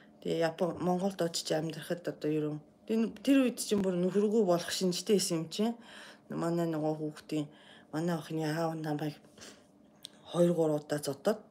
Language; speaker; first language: Mongolian; non-native, fluent; Japanese